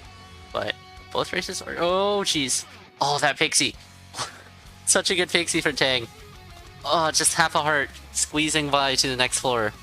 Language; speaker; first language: English; native; English